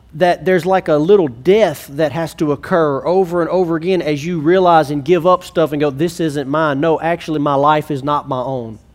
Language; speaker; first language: English; native; English